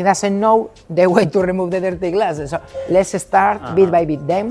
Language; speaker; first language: English; non-native, fluent; Spanish